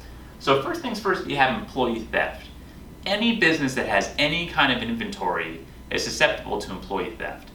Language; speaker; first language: English; native; English